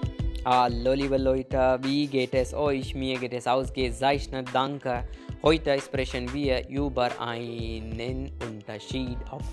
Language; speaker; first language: German; non-native, learner; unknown